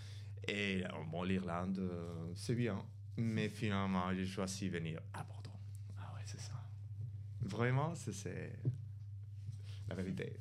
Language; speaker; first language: French; non-native, fluent; Spanish